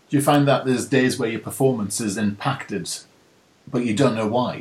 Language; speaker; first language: English; native; English